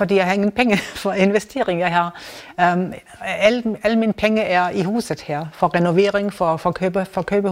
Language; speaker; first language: Danish; non-native, learner; German